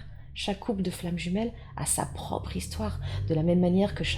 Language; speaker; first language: French; native; French